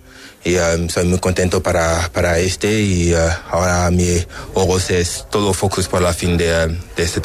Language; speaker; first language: Spanish; non-native, learner; French